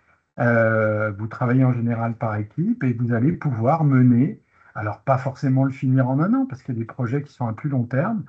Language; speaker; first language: French; native; French